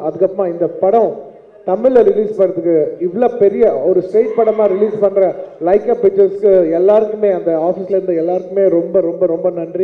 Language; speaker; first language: Tamil; non-native, local second language; Telugu